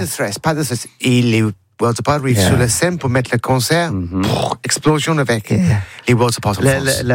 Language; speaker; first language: French; non-native, learner; English